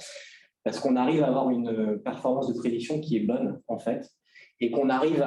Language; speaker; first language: French; native; French